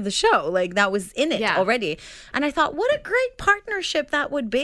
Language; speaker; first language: English; non-native, fluent; Hebrew